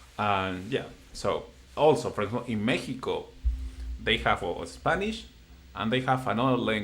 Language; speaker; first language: English; non-native, fluent; Spanish